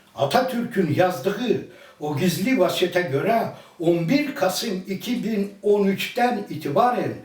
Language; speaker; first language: Turkish; early bilingual, other home language; Azerbaijani